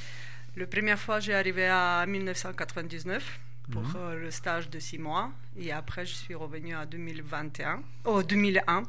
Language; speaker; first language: French; non-native, fluent; Ukrainian